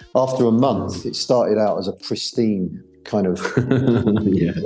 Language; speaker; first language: English; native; English